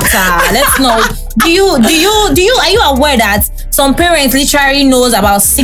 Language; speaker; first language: English; non-native, local second language; Igbo